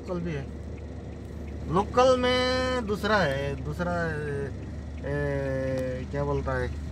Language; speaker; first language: Hindi; non-native, learner; Nepali